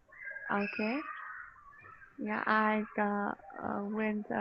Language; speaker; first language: English; non-native, learner; Vietnamese